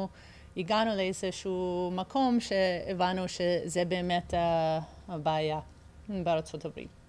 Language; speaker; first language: Hebrew; early bilingual, heritage; English